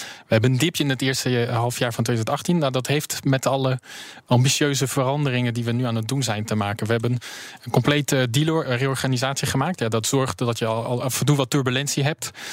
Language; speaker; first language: Dutch; early bilingual, heritage; Dutch